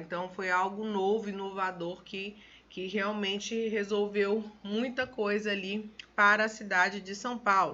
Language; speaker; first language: Portuguese; native; Portuguese